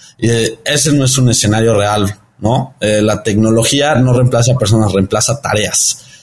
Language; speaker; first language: Spanish; early bilingual, heritage; Spanish